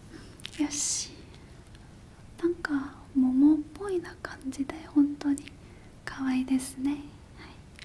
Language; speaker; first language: Japanese; non-native, learner; Korean